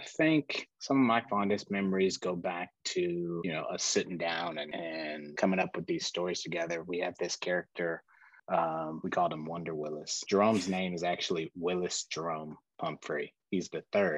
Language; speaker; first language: English; native; English